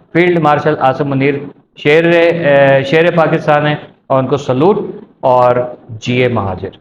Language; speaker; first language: Urdu; native; Urdu